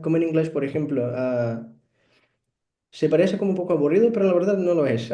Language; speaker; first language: Spanish; non-native, fluent; Portuguese